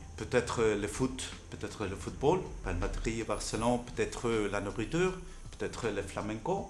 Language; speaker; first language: French; non-native, fluent; Spanish